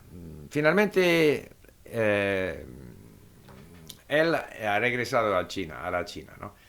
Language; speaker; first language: Spanish; non-native, fluent; English